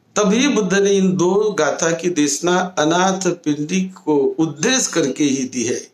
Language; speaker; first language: Hindi; non-native, local second language; Marathi